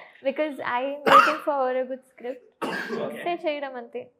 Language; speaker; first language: Telugu; non-native, fluent; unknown